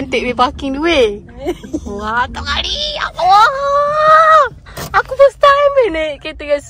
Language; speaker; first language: Malay; native; Malay